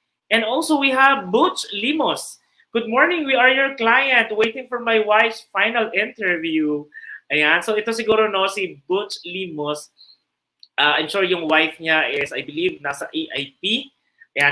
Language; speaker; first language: English; non-native, local second language; Filipino